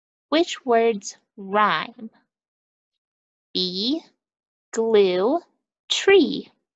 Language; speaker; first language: English; native; English